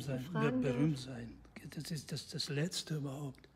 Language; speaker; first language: German; non-native, fluent; Russian